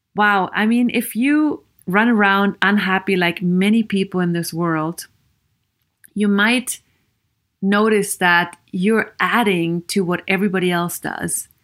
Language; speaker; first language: English; non-native, fluent; German